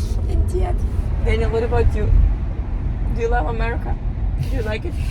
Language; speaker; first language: English; non-native, fluent; Ukrainian